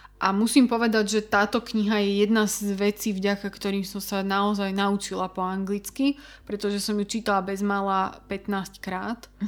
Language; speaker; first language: Slovak; native; Slovak